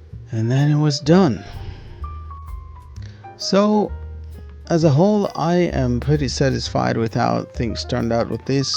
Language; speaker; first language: English; native; English